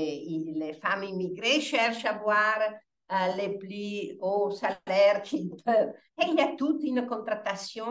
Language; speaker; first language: French; non-native, fluent; Italian